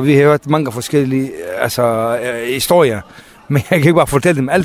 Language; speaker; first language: Danish; non-native, learner; Kurdish